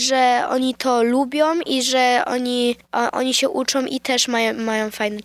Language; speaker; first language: Polish; early bilingual, heritage; Polish